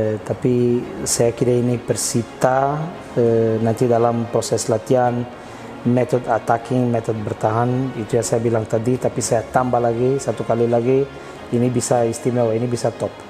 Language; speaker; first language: Indonesian; non-native, fluent; Portuguese